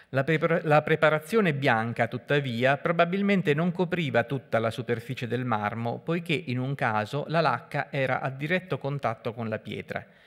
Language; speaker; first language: Italian; native; Italian